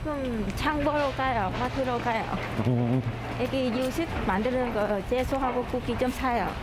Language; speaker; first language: Korean; non-native, learner; Vietnamese